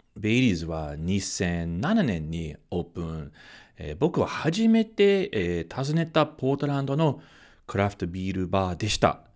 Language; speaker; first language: Japanese; non-native, fluent; English